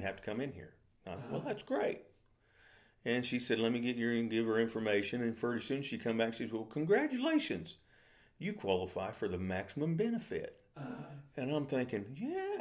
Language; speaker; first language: English; native; English